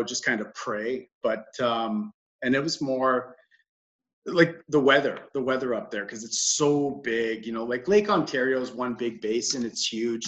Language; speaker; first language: English; native; English